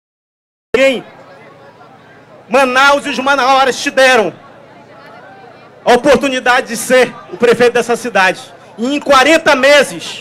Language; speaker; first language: Portuguese; native; Portuguese